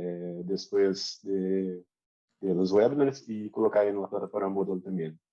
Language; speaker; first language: Spanish; non-native, learner; Portuguese